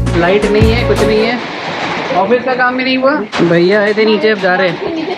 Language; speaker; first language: Hindi; native; Hindi